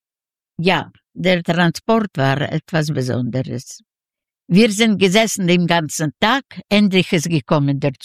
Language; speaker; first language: German; non-native, fluent; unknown